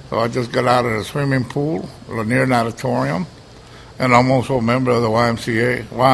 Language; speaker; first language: English; early bilingual, other home language; Spanish